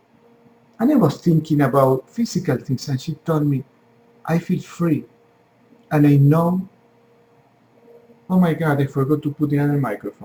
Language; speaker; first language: English; non-native, fluent; Spanish